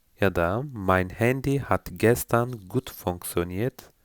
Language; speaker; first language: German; non-native, fluent; Turkish